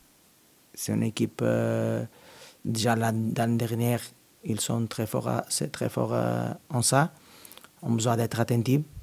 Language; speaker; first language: French; non-native, learner; Portuguese